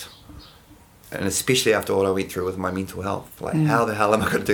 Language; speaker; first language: English; native; English